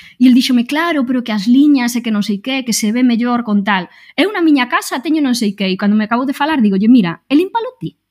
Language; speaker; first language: Galician; non-native, local second language; Spanish